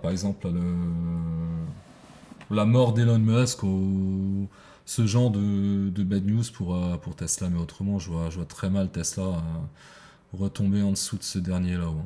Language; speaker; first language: French; native; French